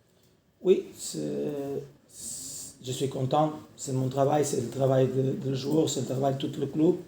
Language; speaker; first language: French; non-native, learner; Portuguese